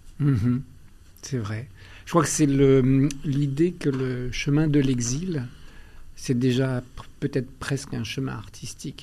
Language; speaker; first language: French; early bilingual, other home language; Albanian